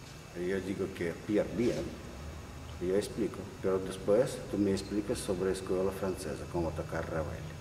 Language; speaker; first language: Spanish; non-native, learner; Russian